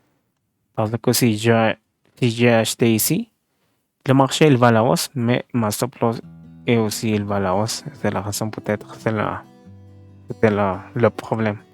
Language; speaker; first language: French; non-native, learner; Spanish